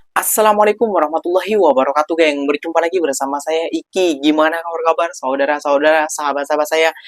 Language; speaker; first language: Indonesian; native; Indonesian